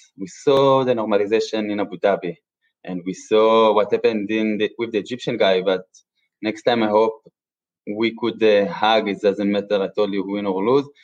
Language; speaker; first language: English; non-native, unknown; Hebrew